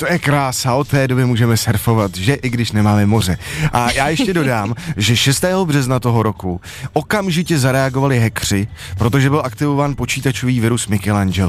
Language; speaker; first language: Czech; native; Czech